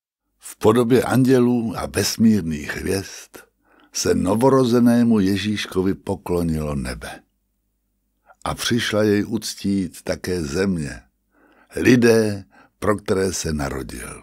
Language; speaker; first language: Czech; native; Czech